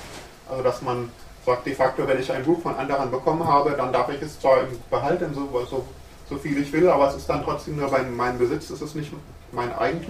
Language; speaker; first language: German; native; German